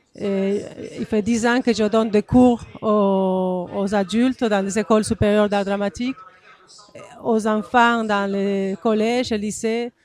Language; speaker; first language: French; non-native, fluent; Spanish